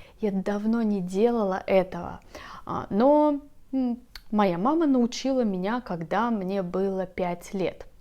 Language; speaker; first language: Russian; native; Russian